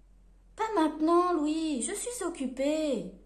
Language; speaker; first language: French; native; French